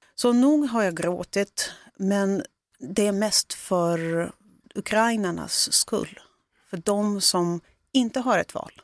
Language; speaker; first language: Swedish; early bilingual, other home language; Russian